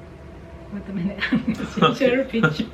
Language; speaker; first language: English; non-native, fluent; Indonesian